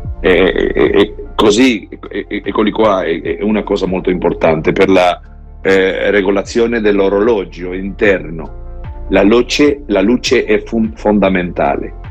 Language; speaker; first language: Italian; non-native, learner; Spanish